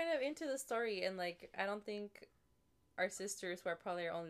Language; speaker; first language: English; native; English